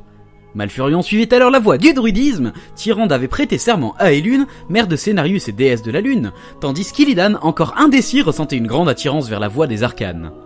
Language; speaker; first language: French; native; French